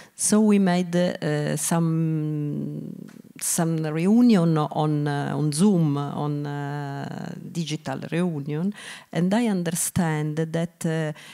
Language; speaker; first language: English; non-native, learner; Italian